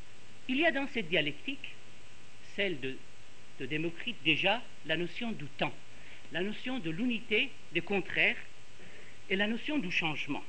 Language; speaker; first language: French; non-native, fluent; Persian